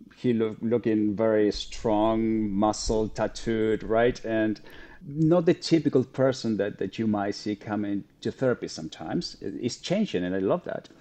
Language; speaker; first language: English; non-native, fluent; Spanish